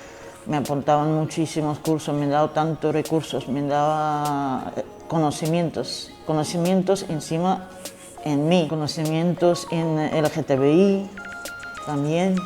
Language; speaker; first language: Spanish; non-native, fluent; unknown